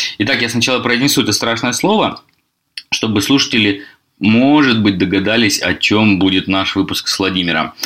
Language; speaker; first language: Russian; native; Russian